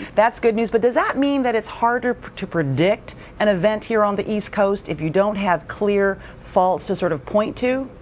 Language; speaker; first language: English; native; English